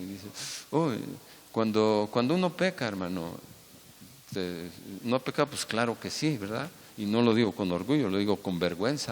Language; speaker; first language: Spanish; native; Spanish